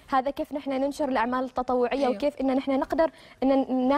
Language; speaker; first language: Arabic; native; Arabic